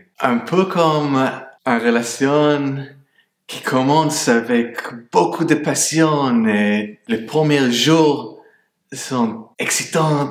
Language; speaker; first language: French; non-native, fluent; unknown